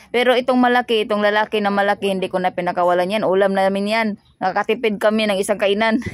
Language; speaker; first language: Filipino; non-native, local second language; Cebuano